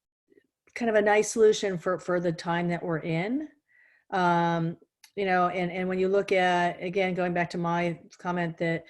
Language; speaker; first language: English; native; English